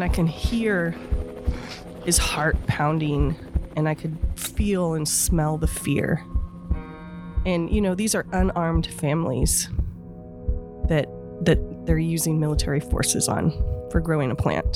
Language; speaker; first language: English; native; English